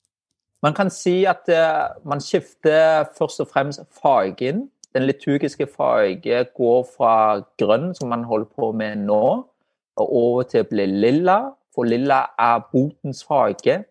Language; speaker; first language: Norwegian; non-native, fluent; Vietnamese